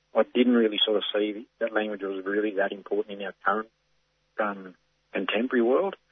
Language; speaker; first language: English; native; English